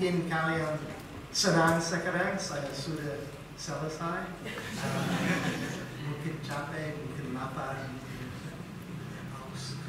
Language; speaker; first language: Indonesian; non-native, learner; English